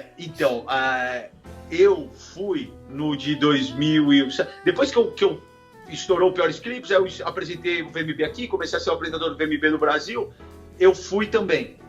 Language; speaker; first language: Portuguese; native; Portuguese